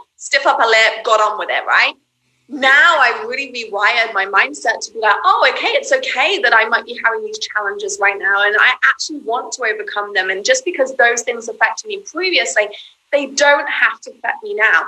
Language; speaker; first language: English; native; English